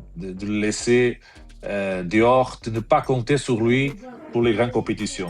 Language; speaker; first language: French; non-native, fluent; Portuguese